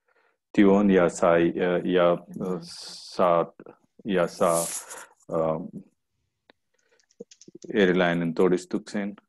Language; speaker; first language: Finnish; non-native, learner; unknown